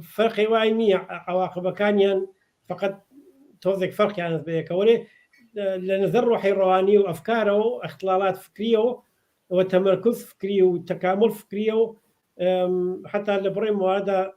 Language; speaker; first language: Central Kurdish; native; Central Kurdish